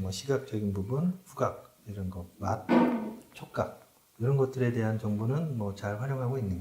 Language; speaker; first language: Korean; native; Korean